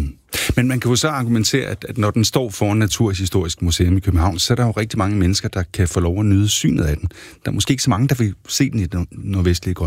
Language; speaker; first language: Danish; native; Danish